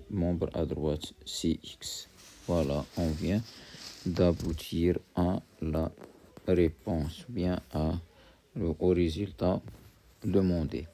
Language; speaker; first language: French; non-native, local second language; Arabic